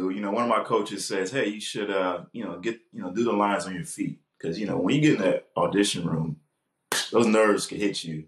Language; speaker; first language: English; native; English